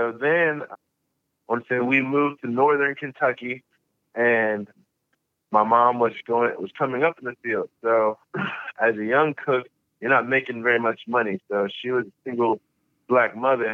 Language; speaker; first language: English; native; English